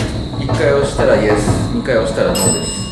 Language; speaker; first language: Japanese; non-native, learner; Filipino